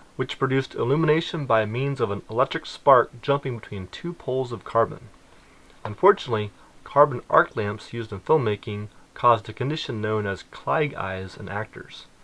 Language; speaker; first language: English; native; English